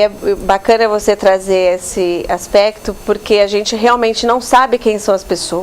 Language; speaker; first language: Portuguese; native; Portuguese